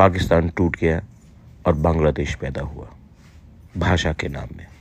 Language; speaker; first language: Hindi; non-native, local second language; Kok Borok